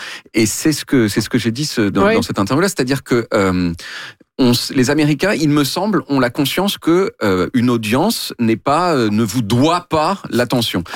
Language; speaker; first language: French; native; French